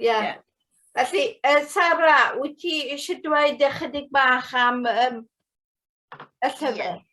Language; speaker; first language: Welsh; non-native, fluent; English